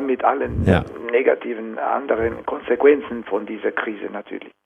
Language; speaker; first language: German; non-native, fluent; Italian